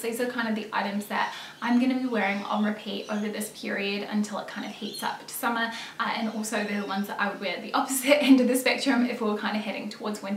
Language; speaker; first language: English; native; English